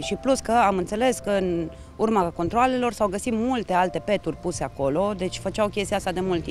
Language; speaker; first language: Romanian; native; Romanian